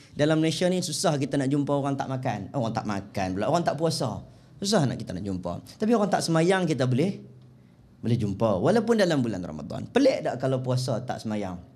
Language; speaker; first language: Malay; native; Malay